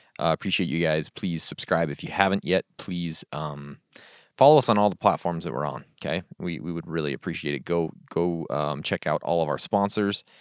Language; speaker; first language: English; native; English